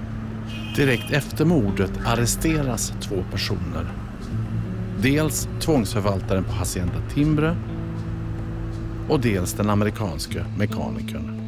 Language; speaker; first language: Swedish; native; Swedish